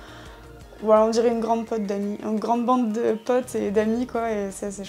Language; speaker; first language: French; native; French